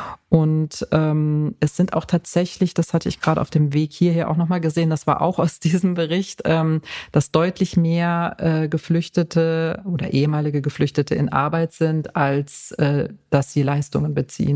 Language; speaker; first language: German; native; German